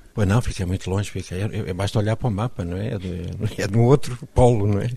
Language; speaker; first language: Portuguese; native; Portuguese